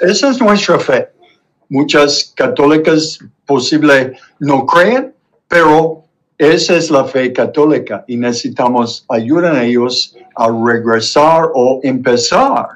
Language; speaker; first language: Spanish; non-native, fluent; English